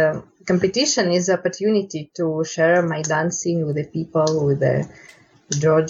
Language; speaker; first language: English; non-native, learner; Russian